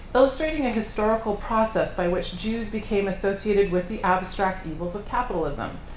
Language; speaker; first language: English; native; English